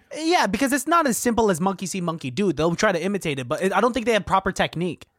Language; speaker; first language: English; native; English